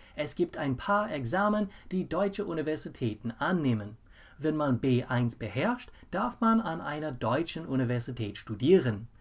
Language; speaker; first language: German; non-native, fluent; English